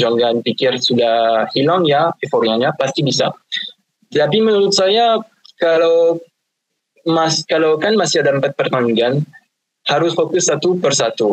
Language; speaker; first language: Indonesian; non-native, fluent; French